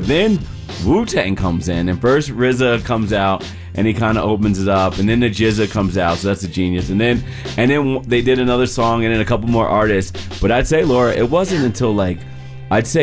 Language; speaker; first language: English; native; English